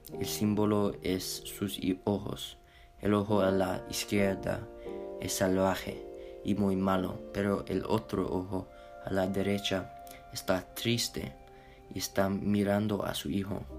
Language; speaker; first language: Spanish; non-native, learner; English